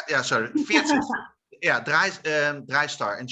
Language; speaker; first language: German; non-native, learner; Dutch